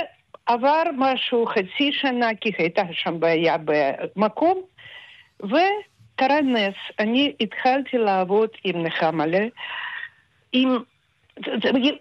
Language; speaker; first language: Hebrew; non-native, fluent; Russian